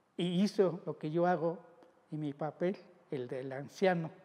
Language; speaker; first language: Spanish; non-native, local second language; Zapotec